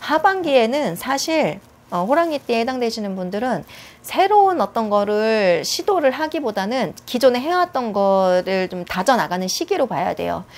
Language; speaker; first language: Korean; native; Korean